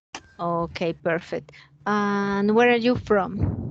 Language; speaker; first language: English; non-native, learner; Spanish